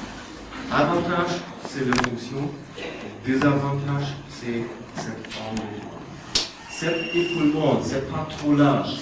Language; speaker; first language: French; non-native, learner; German